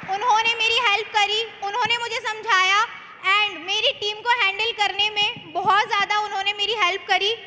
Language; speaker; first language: Hindi; native; Hindi